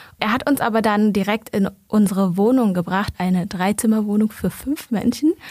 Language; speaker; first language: German; early bilingual, other home language; Vietnamese